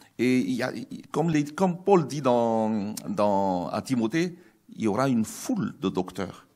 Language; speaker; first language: French; non-native, local second language; Malagasy